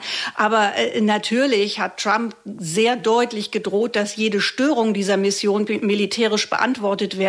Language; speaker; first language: German; native; German